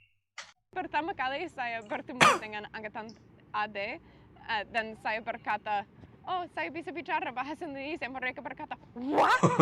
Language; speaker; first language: Indonesian; non-native, learner; English